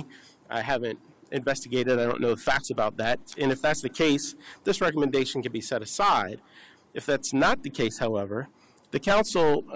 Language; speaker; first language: English; native; English